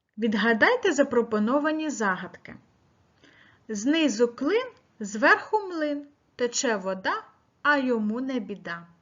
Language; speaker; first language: Ukrainian; native; Ukrainian